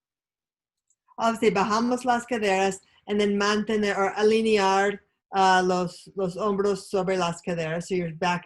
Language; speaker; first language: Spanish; non-native, learner; English